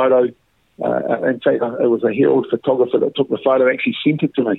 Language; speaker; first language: English; native; English